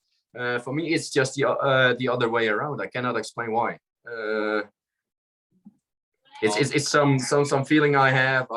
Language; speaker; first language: English; non-native, fluent; Dutch